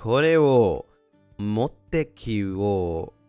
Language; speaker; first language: Japanese; non-native, learner; English